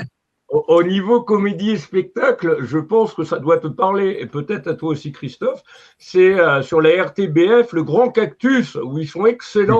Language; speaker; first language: French; native; French